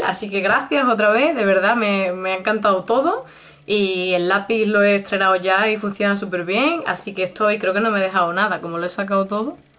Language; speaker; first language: Spanish; native; Spanish